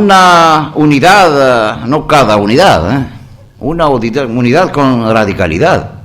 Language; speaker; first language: Spanish; non-native, learner; Greek